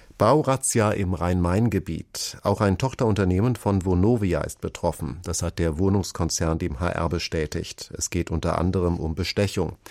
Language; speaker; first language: German; native; German